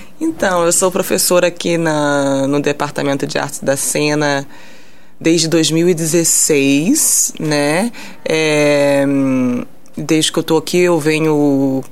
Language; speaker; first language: Portuguese; early bilingual, heritage; Portuguese